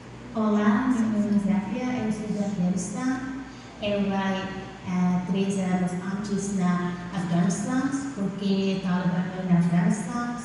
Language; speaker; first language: Portuguese; non-native, learner; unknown